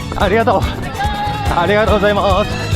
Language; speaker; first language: Japanese; non-native, learner; Chinese